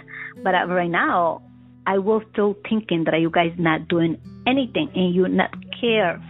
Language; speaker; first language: English; non-native, learner; Spanish